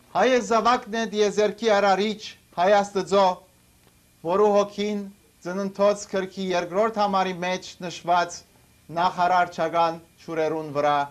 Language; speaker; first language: Armenian; early bilingual, heritage; Armenian